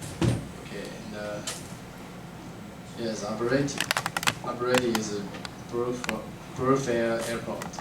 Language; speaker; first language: English; non-native, learner; Chinese